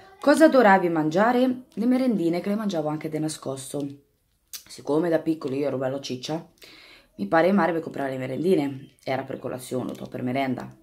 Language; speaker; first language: Italian; native; Italian